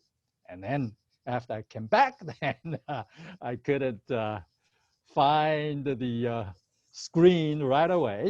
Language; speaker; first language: English; non-native, fluent; Chinese